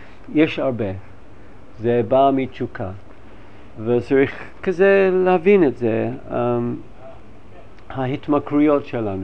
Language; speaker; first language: Hebrew; non-native, fluent; English